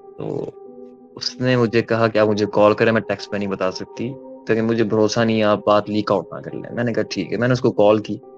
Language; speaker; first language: Urdu; early bilingual, heritage; Urdu